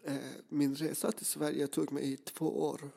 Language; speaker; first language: Swedish; non-native, fluent; Persian